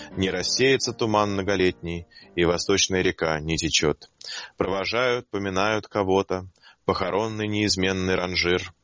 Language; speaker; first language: Russian; native; Russian